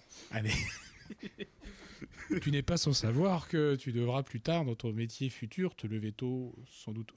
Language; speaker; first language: French; native; French